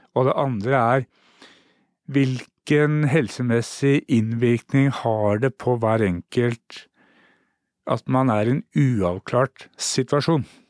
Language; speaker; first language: Norwegian; native; Norwegian